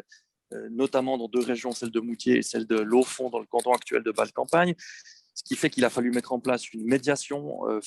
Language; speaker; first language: French; native; French